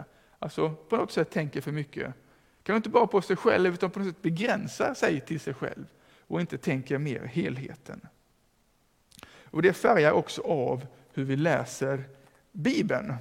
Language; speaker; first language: Swedish; native; Swedish